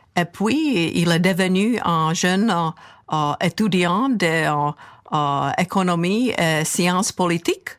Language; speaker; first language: French; non-native, fluent; Czech